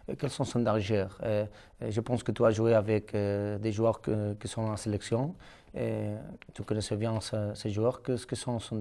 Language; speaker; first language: French; non-native, learner; Catalan